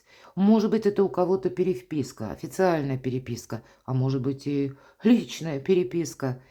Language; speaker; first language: Russian; native; Russian